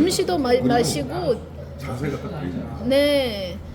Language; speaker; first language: Korean; non-native, local second language; Chinese